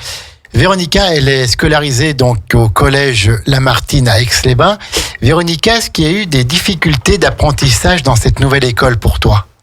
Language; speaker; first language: French; native; French